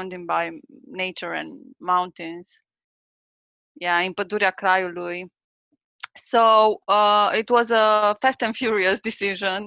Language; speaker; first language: English; non-native, learner; Romanian